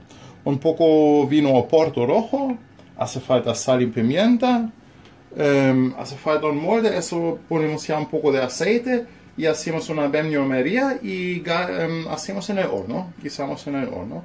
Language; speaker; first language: Spanish; non-native, learner; German